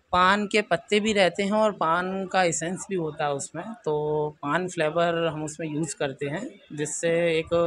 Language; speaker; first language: Hindi; native; Hindi